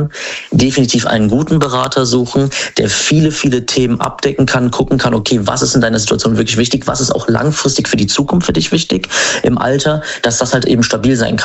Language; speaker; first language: German; native; German